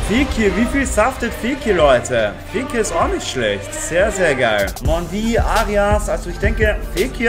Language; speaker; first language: German; native; German